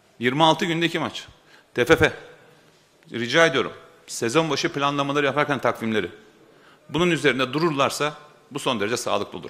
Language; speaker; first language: Turkish; native; Turkish